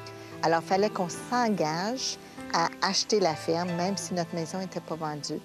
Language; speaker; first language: French; native; French